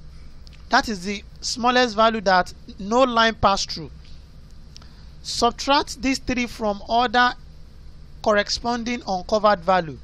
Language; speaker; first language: English; non-native, local second language; Yoruba